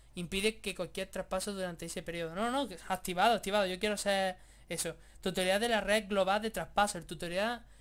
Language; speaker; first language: Spanish; native; Spanish